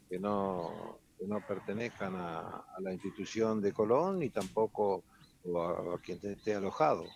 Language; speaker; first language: Spanish; native; Spanish